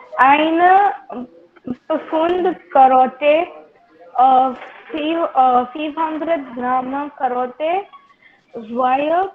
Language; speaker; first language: German; non-native, learner; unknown